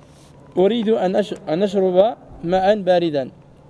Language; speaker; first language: Arabic; non-native, fluent; French